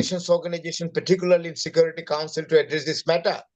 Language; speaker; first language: English; non-native, local second language; Bangla